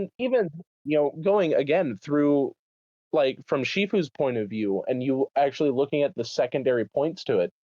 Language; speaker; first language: English; native; English